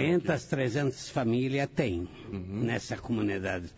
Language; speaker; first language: Portuguese; non-native, fluent; Arabic